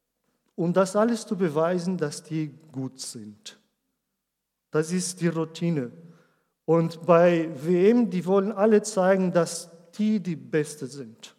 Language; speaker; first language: German; non-native, learner; Portuguese